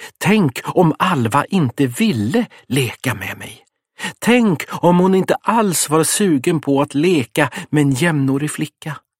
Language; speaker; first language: Swedish; native; Swedish